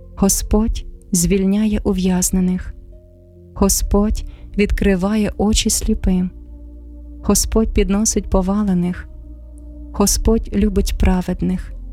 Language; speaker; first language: Ukrainian; native; Ukrainian